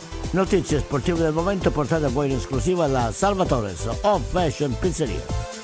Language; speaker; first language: Italian; native; Italian